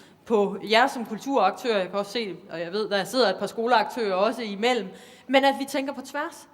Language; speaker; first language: Danish; native; Danish